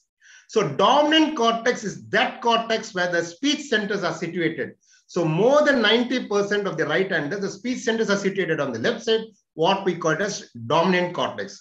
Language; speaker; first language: English; non-native, local second language; Telugu